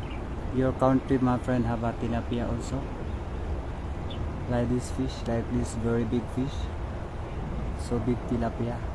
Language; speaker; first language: English; non-native, learner; Filipino